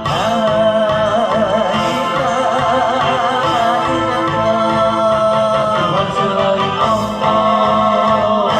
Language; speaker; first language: Indonesian; non-native, local second language; Sundanese